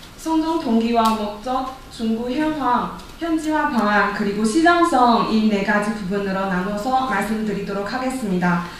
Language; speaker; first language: Korean; non-native, fluent; Chinese